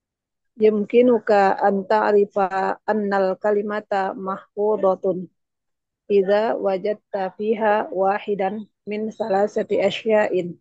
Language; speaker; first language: Arabic; non-native, learner; Indonesian